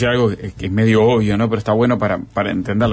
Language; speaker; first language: Spanish; native; Spanish